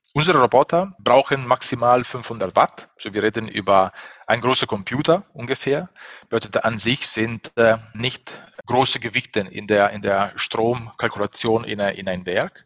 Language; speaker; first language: German; non-native, fluent; Italian